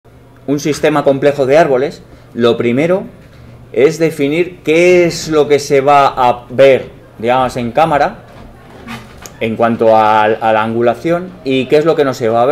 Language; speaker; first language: Spanish; native; Spanish